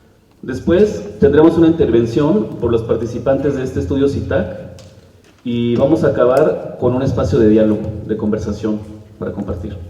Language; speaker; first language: Spanish; native; Spanish